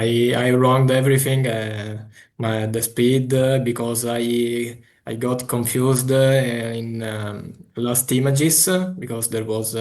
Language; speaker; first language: English; non-native, fluent; Italian